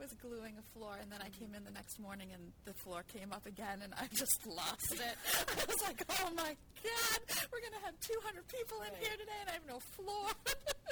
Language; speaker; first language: English; native; English